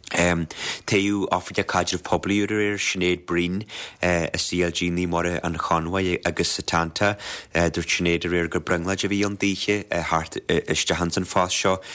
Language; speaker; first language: Irish; native; Irish